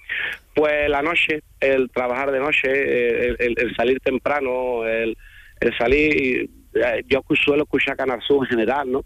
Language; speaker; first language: Spanish; native; Spanish